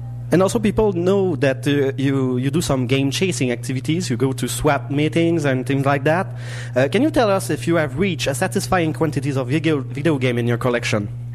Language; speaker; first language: English; non-native, fluent; French